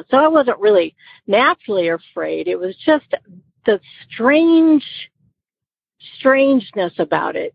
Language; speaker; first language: English; native; English